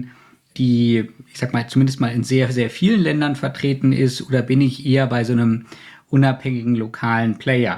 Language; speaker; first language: German; native; German